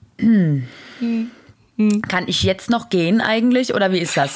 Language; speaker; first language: German; native; German